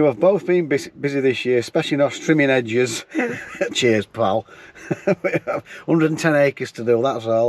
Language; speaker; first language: English; native; English